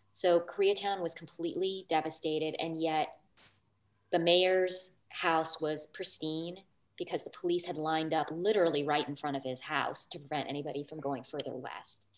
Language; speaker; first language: English; native; English